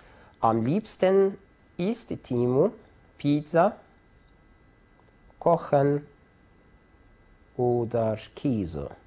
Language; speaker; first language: German; non-native, fluent; Arabic